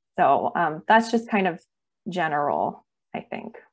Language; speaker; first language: English; native; English